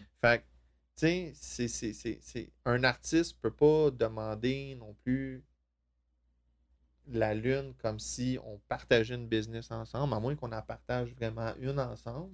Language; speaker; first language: French; native; French